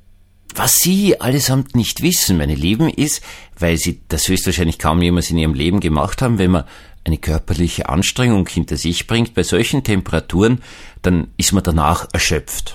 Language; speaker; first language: German; native; German